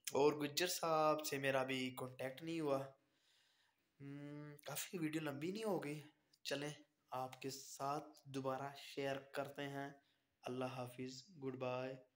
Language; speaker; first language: Urdu; native; Urdu